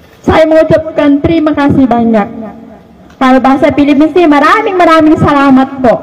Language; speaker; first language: Indonesian; non-native, fluent; Filipino